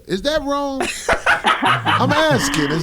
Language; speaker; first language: English; native; English